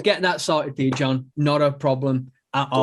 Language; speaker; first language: English; native; English